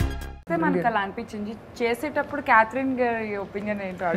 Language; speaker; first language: Telugu; native; Telugu